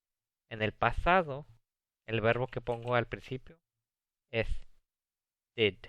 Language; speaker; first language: Spanish; early bilingual, heritage; English